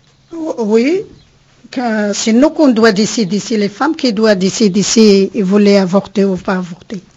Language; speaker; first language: French; non-native, learner; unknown